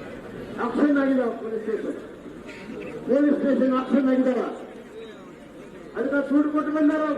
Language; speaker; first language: Kannada; native; Kannada